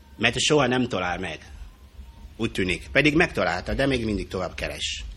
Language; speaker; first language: Hungarian; non-native, fluent; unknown